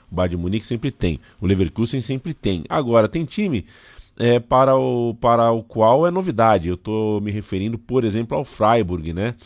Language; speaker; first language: Portuguese; native; Portuguese